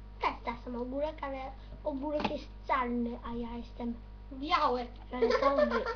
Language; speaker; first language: Polish; native; Polish